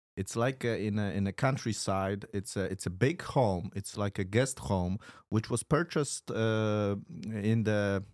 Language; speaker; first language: English; non-native, fluent; Polish